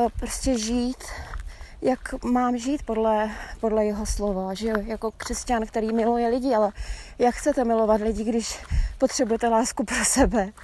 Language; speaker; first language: Czech; native; Czech